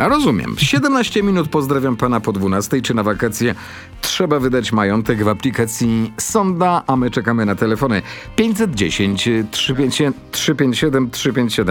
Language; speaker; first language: Polish; native; Polish